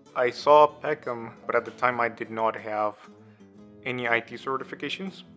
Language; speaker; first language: English; non-native, fluent; Spanish